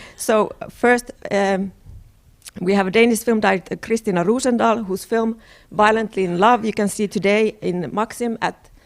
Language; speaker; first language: English; non-native, fluent; Finnish